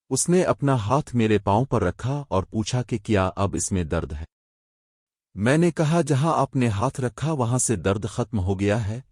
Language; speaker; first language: Urdu; native; Urdu